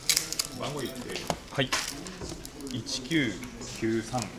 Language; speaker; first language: Japanese; native; Japanese